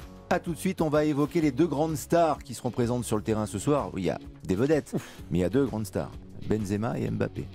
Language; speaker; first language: French; native; French